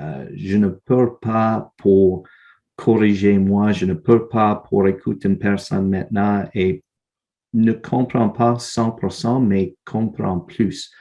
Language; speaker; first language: French; non-native, learner; English